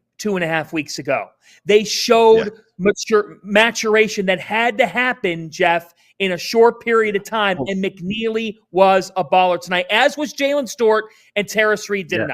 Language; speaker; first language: English; native; English